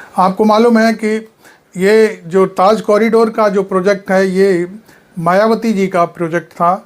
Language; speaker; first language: Hindi; native; Hindi